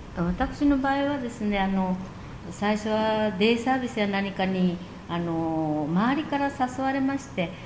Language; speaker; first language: Japanese; native; Japanese